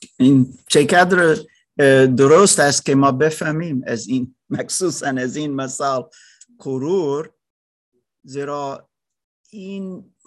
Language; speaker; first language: Persian; non-native, learner; German